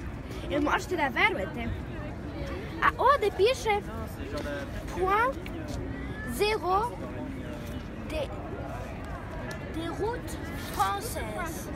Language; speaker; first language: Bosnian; early bilingual, heritage; Serbian